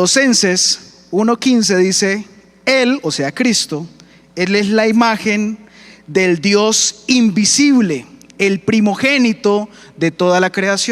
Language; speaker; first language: Spanish; native; Spanish